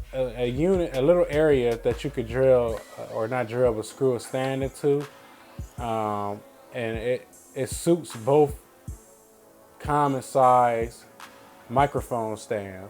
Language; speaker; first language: English; native; English